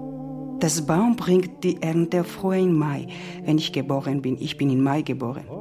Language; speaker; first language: German; non-native, learner; Georgian